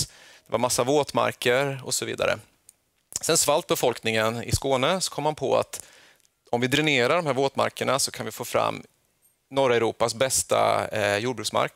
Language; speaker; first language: Swedish; native; Swedish